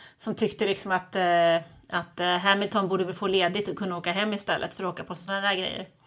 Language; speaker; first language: Swedish; early bilingual, other home language; German